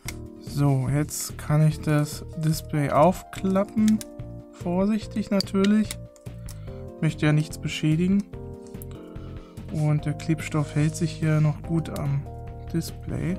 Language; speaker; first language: German; native; German